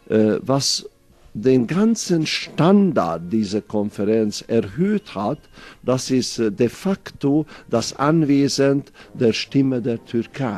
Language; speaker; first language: German; non-native, fluent; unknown